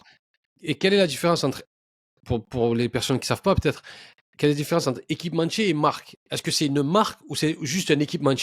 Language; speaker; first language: French; native; French